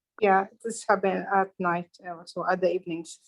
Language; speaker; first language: English; non-native, learner; Arabic